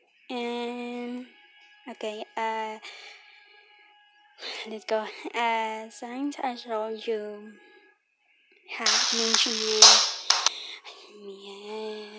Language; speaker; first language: English; non-native, learner; Spanish